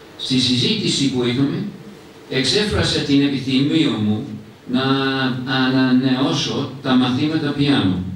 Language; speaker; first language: Greek; non-native, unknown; English